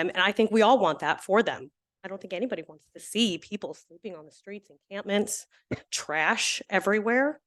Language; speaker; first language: English; native; English